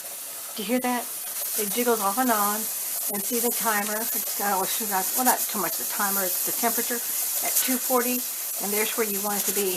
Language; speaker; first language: English; native; English